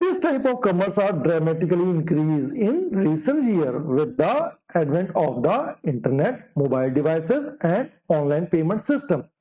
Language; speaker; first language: English; non-native, local second language; Punjabi